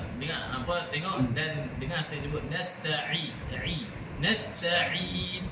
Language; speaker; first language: Malay; native; Malay